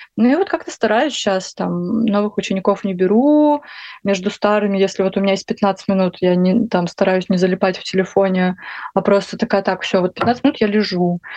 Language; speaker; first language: Russian; native; Russian